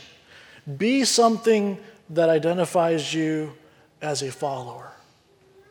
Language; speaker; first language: English; native; English